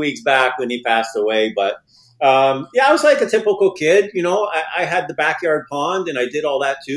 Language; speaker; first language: English; native; English